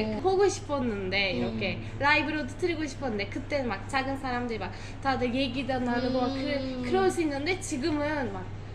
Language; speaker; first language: Korean; non-native, fluent; Turkish